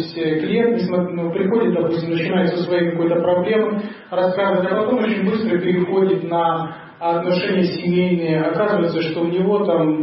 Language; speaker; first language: Russian; native; Russian